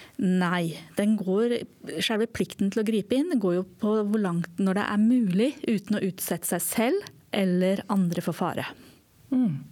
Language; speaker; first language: Norwegian; native; Norwegian